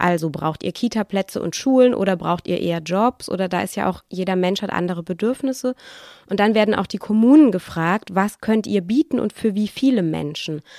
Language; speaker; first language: German; native; German